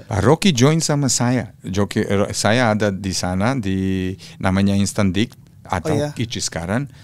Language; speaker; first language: Indonesian; non-native, fluent; Serbian